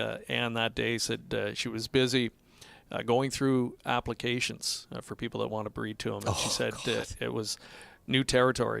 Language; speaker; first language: English; native; English